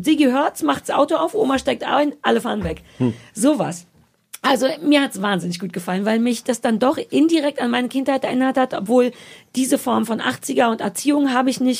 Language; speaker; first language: German; native; German